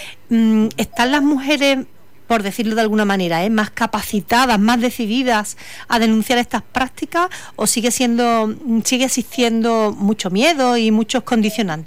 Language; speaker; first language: Spanish; native; Spanish